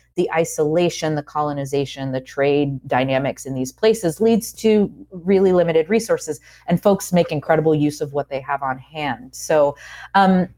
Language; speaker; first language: English; native; English